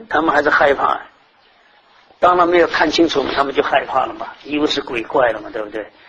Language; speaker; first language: Chinese; early bilingual, heritage; Chinese